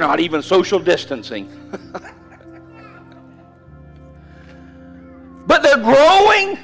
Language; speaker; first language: English; native; English